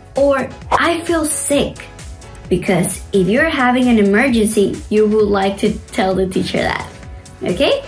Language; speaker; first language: English; non-native, fluent; Spanish